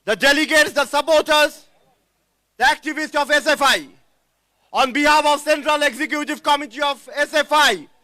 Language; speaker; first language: English; non-native, local second language; Bangla